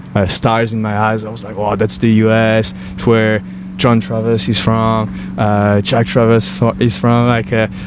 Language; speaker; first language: English; non-native, fluent; French